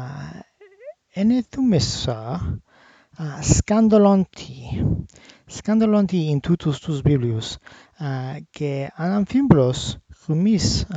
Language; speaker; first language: Greek; non-native, learner; English